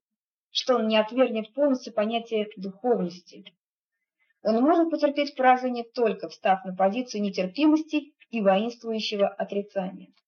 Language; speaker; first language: Russian; native; Russian